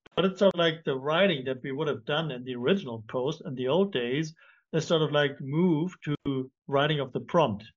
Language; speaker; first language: English; non-native, fluent; German